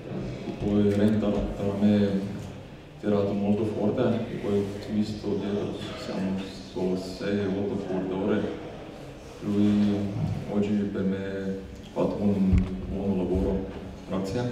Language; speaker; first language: Italian; non-native, learner; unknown